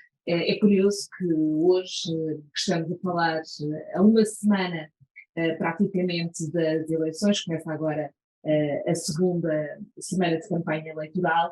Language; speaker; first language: Portuguese; native; Portuguese